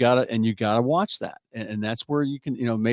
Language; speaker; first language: English; native; English